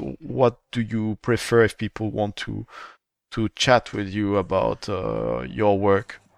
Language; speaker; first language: English; non-native, fluent; French